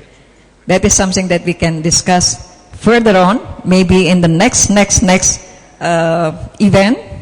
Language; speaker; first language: English; non-native, fluent; Indonesian